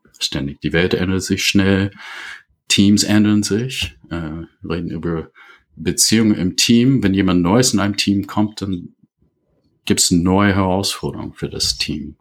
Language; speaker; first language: German; non-native, fluent; English